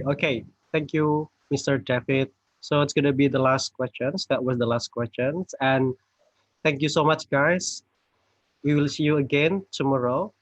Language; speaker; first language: English; non-native, fluent; Indonesian